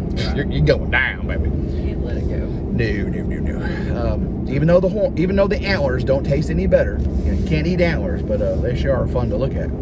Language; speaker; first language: English; native; English